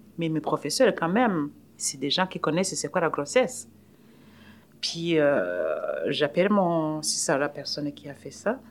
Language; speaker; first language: French; non-native, local second language; Rundi